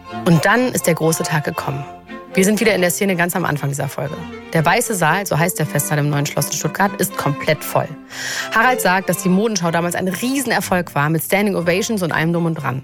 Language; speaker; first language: German; native; German